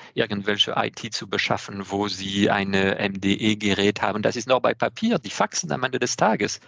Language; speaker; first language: German; non-native, fluent; French